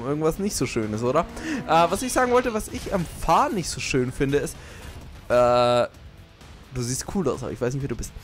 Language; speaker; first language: German; native; German